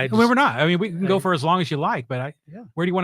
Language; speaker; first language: English; native; English